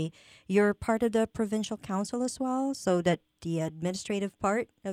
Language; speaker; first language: English; non-native, local second language; Filipino